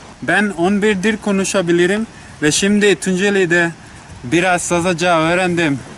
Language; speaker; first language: Turkish; non-native, learner; Spanish